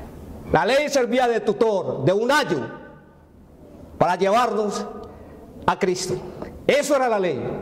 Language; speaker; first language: Spanish; native; Spanish